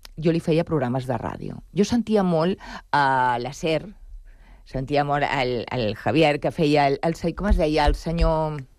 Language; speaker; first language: Catalan; non-native, local second language; Spanish